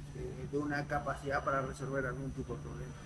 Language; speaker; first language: Spanish; native; Spanish